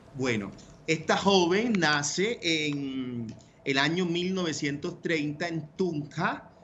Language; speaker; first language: Spanish; native; Spanish